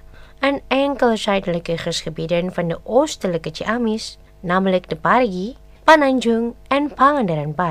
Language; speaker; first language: Dutch; non-native, fluent; Indonesian